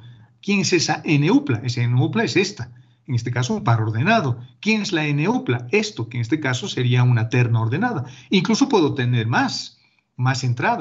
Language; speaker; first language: Spanish; native; Spanish